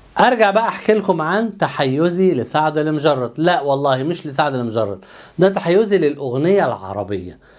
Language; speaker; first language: Arabic; native; Arabic